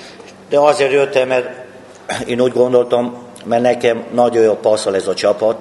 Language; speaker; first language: Hungarian; non-native, learner; Romanian